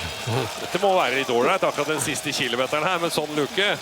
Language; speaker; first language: Norwegian; native; Norwegian